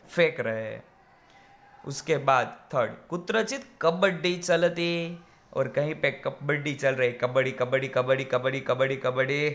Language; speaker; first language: Hindi; non-native, local second language; Gujarati